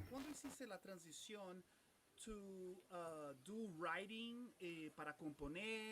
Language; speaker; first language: Spanish; non-native, fluent; Portuguese